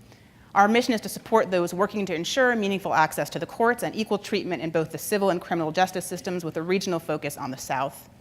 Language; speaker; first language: English; native; English